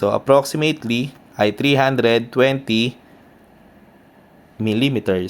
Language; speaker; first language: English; non-native, local second language; Filipino